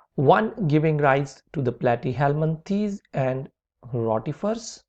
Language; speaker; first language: English; non-native, local second language; Hindi